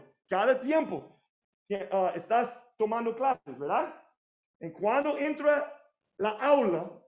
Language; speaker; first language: Spanish; non-native, fluent; English